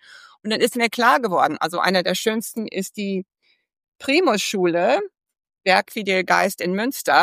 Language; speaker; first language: German; early bilingual, heritage; English